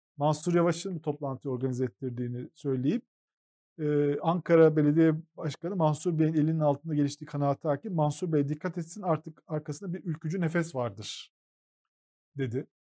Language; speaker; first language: Turkish; native; Turkish